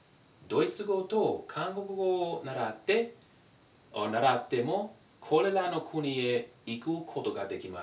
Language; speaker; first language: Japanese; non-native, fluent; English